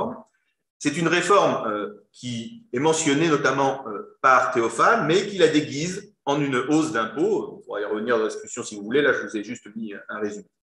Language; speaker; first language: French; native; French